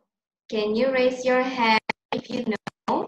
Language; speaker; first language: English; non-native, learner; Indonesian